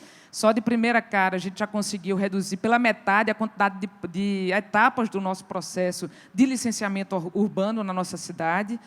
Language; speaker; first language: Portuguese; native; Portuguese